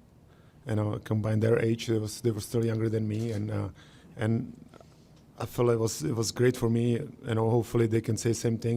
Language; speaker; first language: English; non-native, fluent; Czech